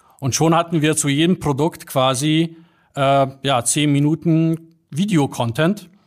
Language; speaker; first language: German; early bilingual, other home language; Polish